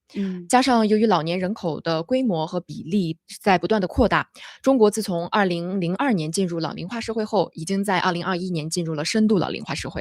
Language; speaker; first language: Chinese; native; Chinese